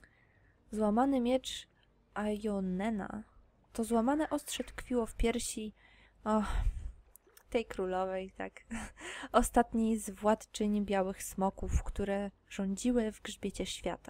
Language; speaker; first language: Polish; native; Polish